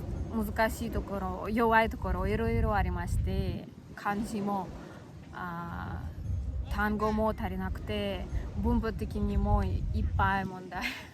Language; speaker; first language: Japanese; non-native, learner; Russian